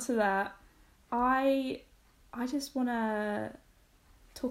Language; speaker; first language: English; native; English